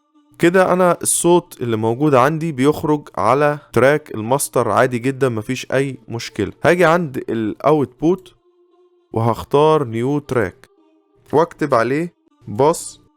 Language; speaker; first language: Arabic; native; Arabic